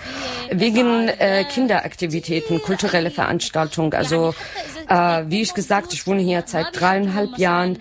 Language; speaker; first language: German; non-native, learner; Arabic